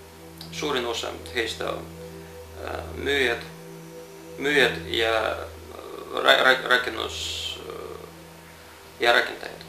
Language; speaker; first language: Finnish; non-native, fluent; Russian